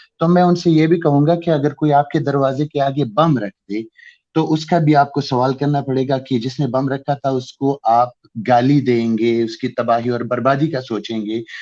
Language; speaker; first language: Urdu; non-native, local second language; Pashto